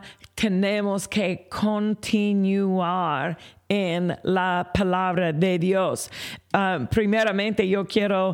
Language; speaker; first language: Spanish; non-native, fluent; English